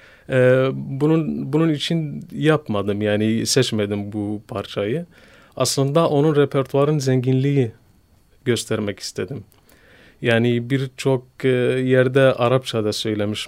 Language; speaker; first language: Turkish; non-native, fluent; Kurdish